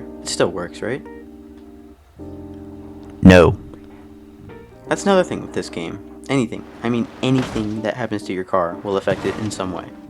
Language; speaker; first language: English; native; English